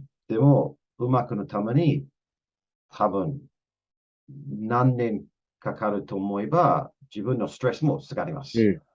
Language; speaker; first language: Japanese; non-native, fluent; English